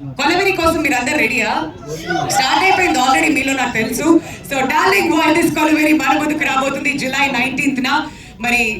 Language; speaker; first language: Telugu; native; Telugu